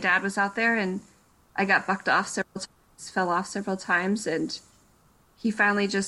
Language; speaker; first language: English; native; English